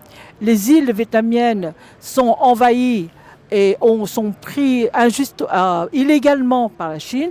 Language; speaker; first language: French; non-native, fluent; Vietnamese